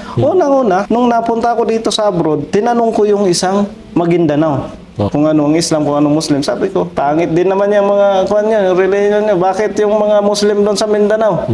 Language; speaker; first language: Filipino; non-native, local second language; Waray